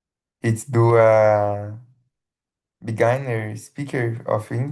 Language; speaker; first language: English; non-native, learner; Portuguese